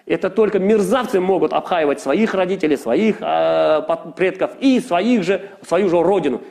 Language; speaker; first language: Russian; non-native, local second language; Kazakh